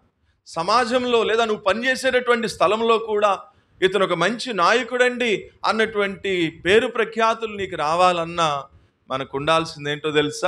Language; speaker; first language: Telugu; native; Telugu